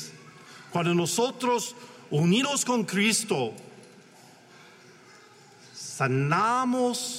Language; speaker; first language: Spanish; non-native, learner; English